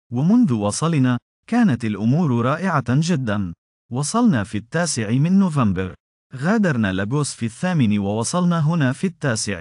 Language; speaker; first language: Arabic; non-native, fluent; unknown